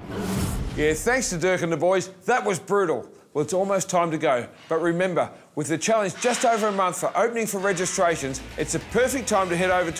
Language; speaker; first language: English; native; English